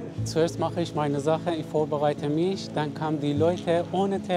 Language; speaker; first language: German; non-native, learner; Persian